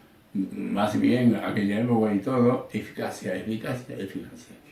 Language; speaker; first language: Spanish; non-native, learner; Japanese